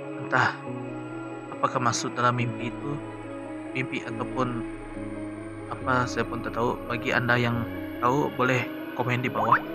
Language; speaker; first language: Malay; non-native, local second language; Iban